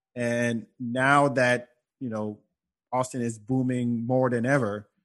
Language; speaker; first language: English; non-native, fluent; Wolof